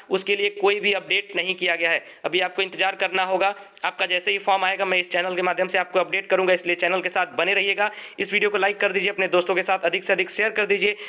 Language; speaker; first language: Hindi; native; Hindi